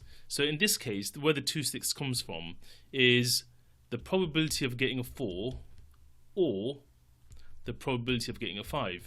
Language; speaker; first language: English; native; English